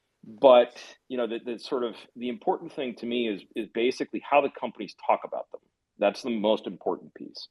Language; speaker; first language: English; native; English